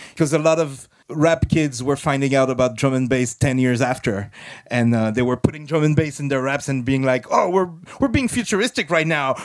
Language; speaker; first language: English; non-native, fluent; French